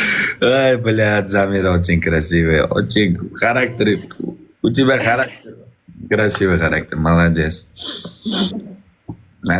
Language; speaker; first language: Russian; non-native, learner; Uzbek